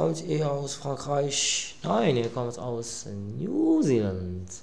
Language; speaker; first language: German; non-native, learner; Arabic